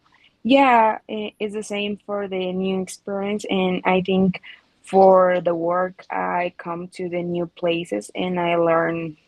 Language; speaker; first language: English; non-native, learner; Spanish